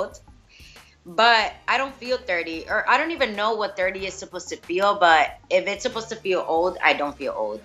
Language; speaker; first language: English; early bilingual, other home language; Spanish